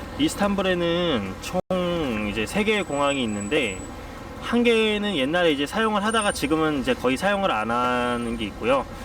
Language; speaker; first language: Korean; native; Korean